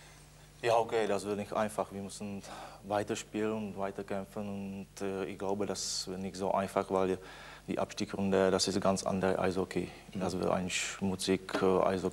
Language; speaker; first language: German; non-native, fluent; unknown